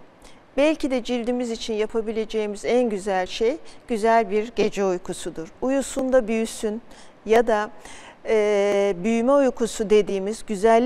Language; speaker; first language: Turkish; native; Turkish